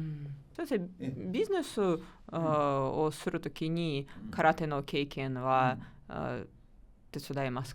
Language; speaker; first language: Japanese; non-native, learner; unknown